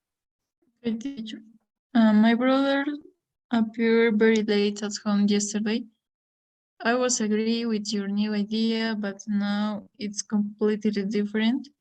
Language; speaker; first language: English; non-native, learner; Spanish